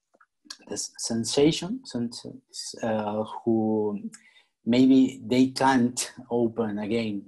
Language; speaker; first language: English; non-native, learner; Spanish